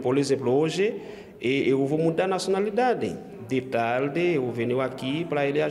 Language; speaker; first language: Portuguese; non-native, fluent; Haitian Creole